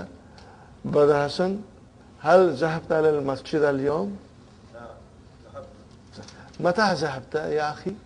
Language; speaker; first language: Arabic; non-native, fluent; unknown